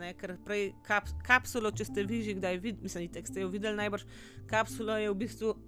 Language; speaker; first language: Slovenian; native; Slovenian